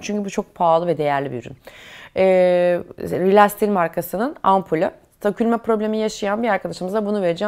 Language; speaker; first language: Turkish; native; Turkish